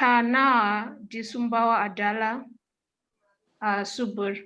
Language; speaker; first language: Indonesian; non-native, learner; English